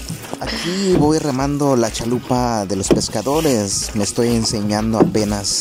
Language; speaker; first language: Spanish; native; Spanish